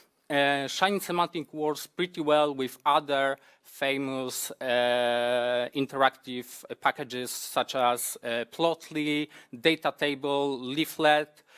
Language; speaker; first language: English; non-native, fluent; Polish